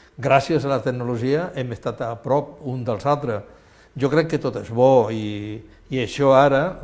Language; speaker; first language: Catalan; non-native, local second language; Spanish